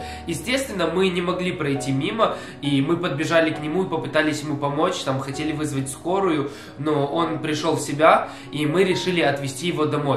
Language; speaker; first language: Russian; native; Russian